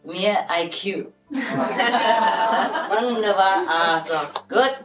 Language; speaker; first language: German; non-native, learner; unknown